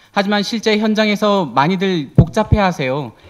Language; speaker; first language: Korean; native; Korean